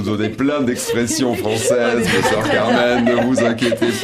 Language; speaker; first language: French; native; French